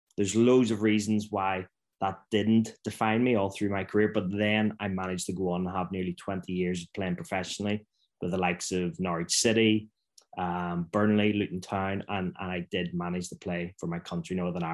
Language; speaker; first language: English; native; English